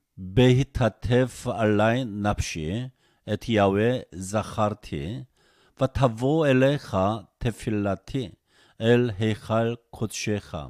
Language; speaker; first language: Hebrew; non-native, fluent; Korean